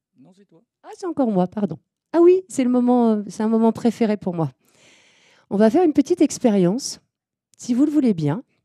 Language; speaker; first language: French; native; French